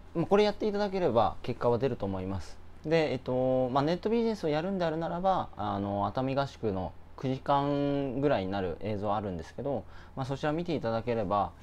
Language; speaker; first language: Japanese; native; Japanese